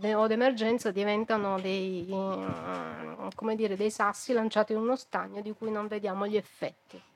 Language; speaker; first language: Italian; native; Italian